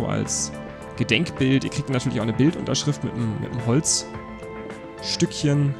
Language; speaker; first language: German; native; German